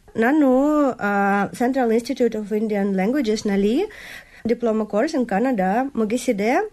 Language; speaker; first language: Kannada; non-native, learner; Russian